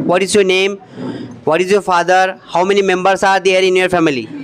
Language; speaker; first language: English; non-native, fluent; Hindi